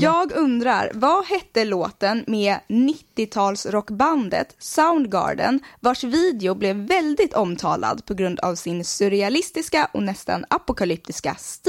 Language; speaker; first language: Swedish; native; Swedish